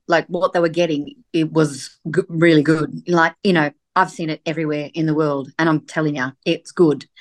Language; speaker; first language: English; native; English